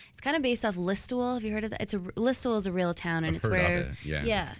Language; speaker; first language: English; native; English